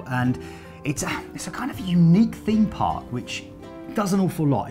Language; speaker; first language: English; native; English